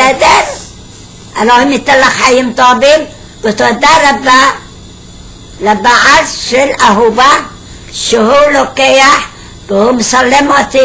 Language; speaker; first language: Hebrew; non-native, fluent; Arabic